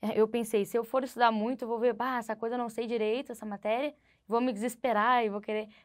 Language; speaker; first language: Portuguese; native; Portuguese